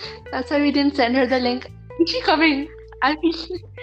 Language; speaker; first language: English; non-native, local second language; Urdu